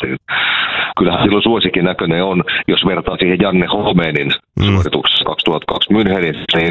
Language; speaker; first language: Finnish; native; Finnish